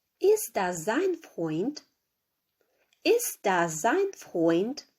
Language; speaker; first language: German; non-native, fluent; Ukrainian